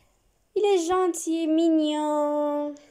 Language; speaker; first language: French; non-native, learner; Arabic